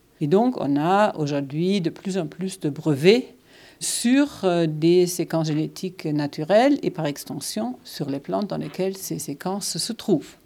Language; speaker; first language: French; non-native, fluent; German